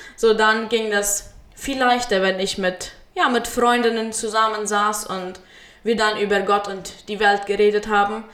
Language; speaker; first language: German; early bilingual, heritage; Spanish